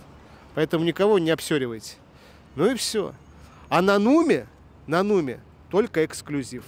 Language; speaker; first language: Russian; native; Russian